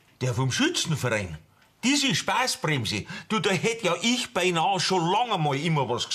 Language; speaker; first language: German; native; German